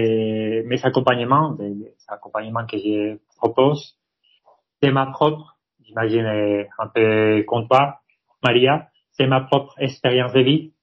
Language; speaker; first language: French; non-native, fluent; Spanish